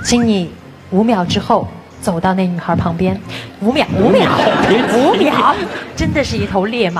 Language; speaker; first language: Chinese; native; Chinese